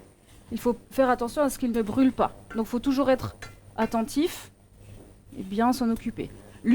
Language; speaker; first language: French; native; French